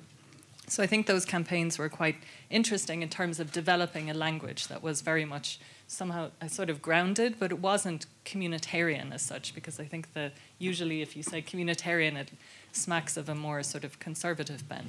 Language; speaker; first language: English; native; English